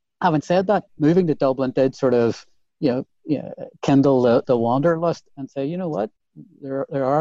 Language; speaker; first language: English; native; English